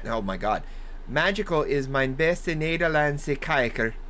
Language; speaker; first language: Dutch; non-native, learner; English